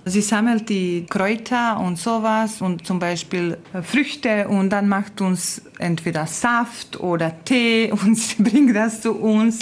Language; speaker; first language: German; non-native, fluent; Croatian